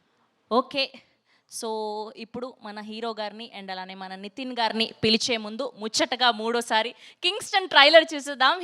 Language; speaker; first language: Telugu; native; Telugu